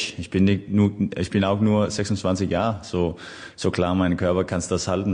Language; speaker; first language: German; non-native, fluent; Danish